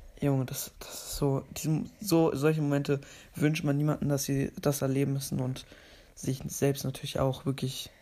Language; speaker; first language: German; native; German